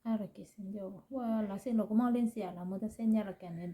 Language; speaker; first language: Finnish; non-native, learner; Thai